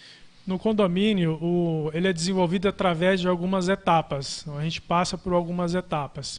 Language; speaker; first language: Portuguese; native; Portuguese